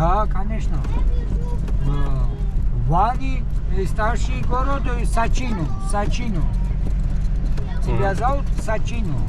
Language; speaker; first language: Russian; non-native, learner; Georgian